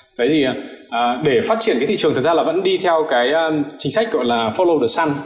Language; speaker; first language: Vietnamese; early bilingual, heritage; Vietnamese